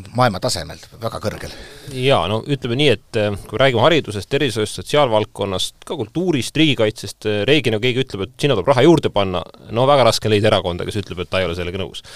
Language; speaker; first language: Estonian; native; Estonian